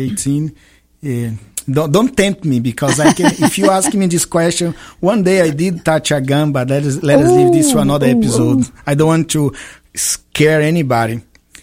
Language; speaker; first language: English; non-native, fluent; Portuguese